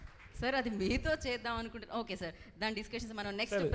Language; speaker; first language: Telugu; native; Telugu